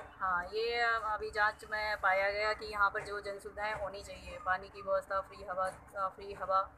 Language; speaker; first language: Hindi; native; Hindi